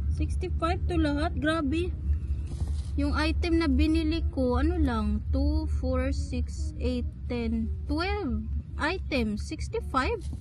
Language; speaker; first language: Filipino; native; Filipino